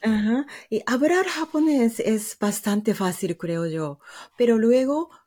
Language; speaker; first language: Spanish; non-native, fluent; Japanese